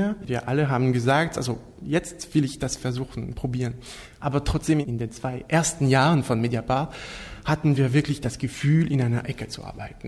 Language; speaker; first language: German; non-native, fluent; French